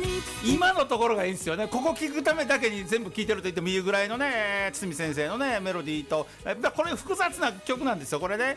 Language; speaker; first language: Japanese; native; Japanese